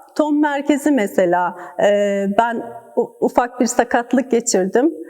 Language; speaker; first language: Turkish; native; Turkish